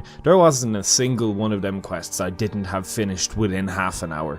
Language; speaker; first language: English; native; English